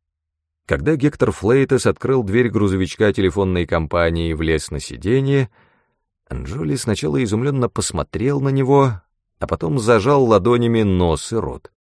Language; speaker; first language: Russian; native; Russian